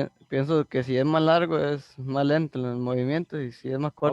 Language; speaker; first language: Spanish; native; Spanish